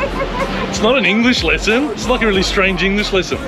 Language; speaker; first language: English; native; English